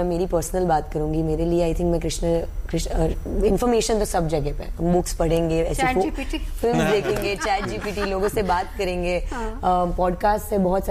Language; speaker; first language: Hindi; non-native, local second language; Gujarati